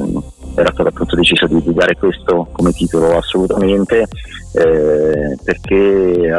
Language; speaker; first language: Italian; native; Italian